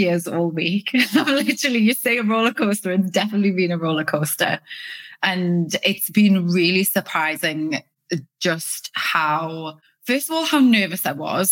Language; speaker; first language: English; native; English